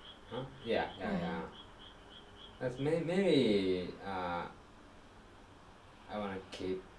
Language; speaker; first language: English; non-native, learner; Japanese